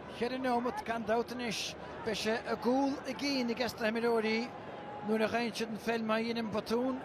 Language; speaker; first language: Irish; native; Irish